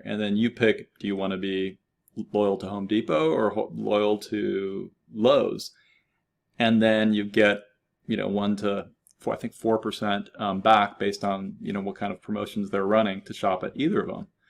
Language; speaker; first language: English; native; English